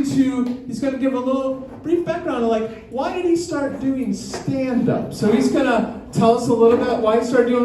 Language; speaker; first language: English; native; English